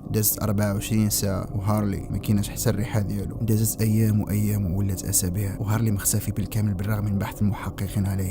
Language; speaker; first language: Arabic; native; Arabic